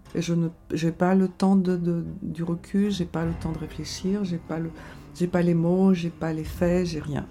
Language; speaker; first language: French; non-native, fluent; Bulgarian